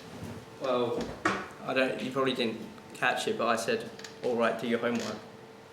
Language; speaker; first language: English; native; English